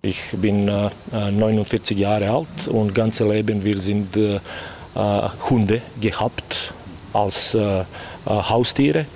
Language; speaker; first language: German; non-native, learner; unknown